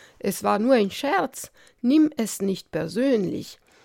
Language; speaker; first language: German; non-native, fluent; Italian